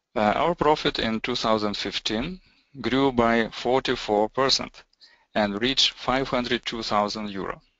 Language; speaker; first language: English; non-native, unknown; Lithuanian